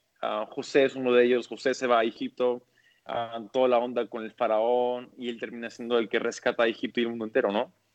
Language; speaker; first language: Spanish; early bilingual, other home language; English